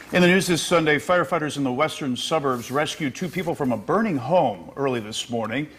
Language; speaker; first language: English; native; English